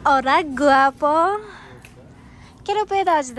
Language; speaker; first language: Spanish; non-native, learner; Japanese